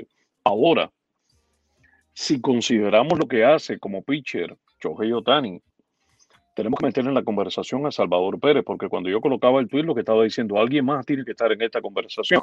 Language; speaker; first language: Spanish; native; Spanish